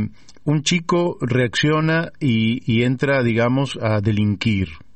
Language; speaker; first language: Spanish; native; Spanish